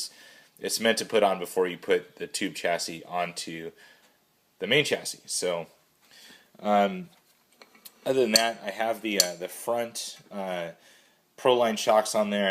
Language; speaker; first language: English; native; English